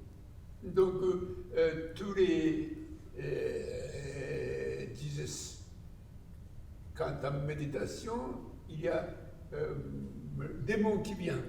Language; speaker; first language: French; non-native, learner; Japanese